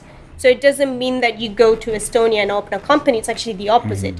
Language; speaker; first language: English; non-native, fluent; Romanian